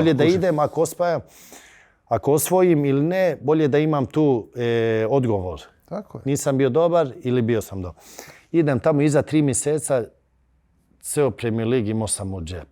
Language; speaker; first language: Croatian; early bilingual, heritage; Bosnian